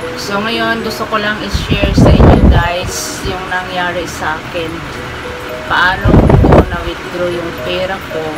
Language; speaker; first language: Filipino; non-native, local second language; Hiligaynon